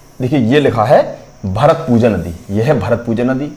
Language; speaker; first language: Hindi; native; Hindi